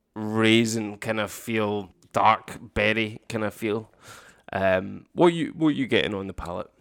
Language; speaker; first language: English; native; English